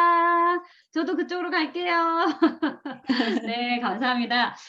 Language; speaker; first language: Korean; native; Korean